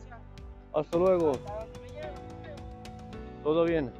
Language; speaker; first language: Spanish; non-native, learner; Estonian